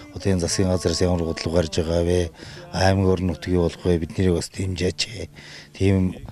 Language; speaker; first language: Mongolian; native; Mongolian